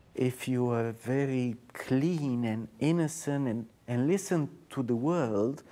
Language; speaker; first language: English; non-native, fluent; Romanian